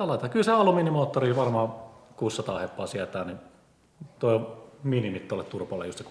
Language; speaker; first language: Finnish; native; Finnish